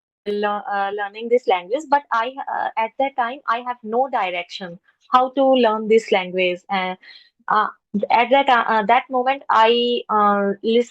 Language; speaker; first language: English; non-native, local second language; Hindi